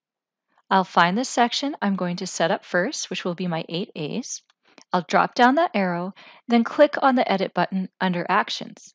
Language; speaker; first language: English; native; English